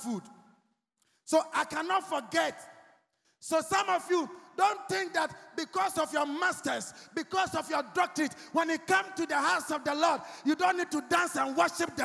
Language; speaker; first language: English; non-native, local second language; Akan